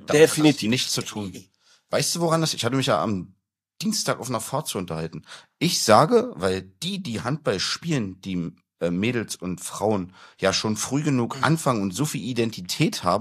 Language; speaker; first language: German; native; German